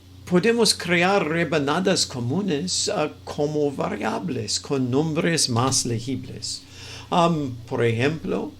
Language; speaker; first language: Spanish; non-native, fluent; English